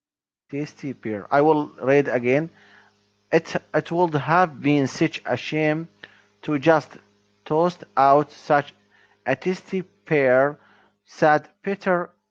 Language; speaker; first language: English; non-native, learner; Arabic